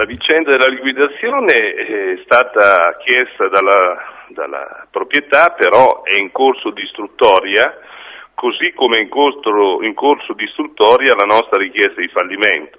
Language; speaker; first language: Italian; native; Italian